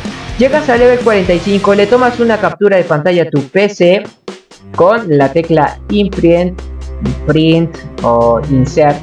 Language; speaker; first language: Spanish; native; Spanish